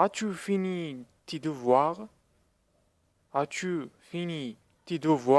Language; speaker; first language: French; non-native, fluent; Arabic